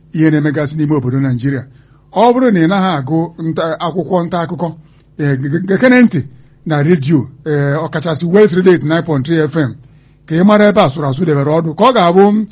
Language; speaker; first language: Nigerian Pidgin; non-native, local second language; Igbo